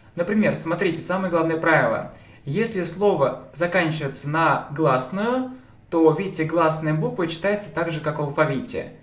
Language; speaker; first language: Russian; native; Russian